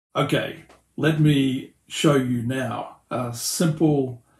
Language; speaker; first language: English; native; English